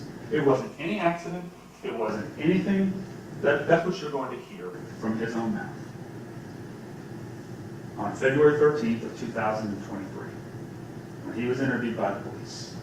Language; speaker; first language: English; native; English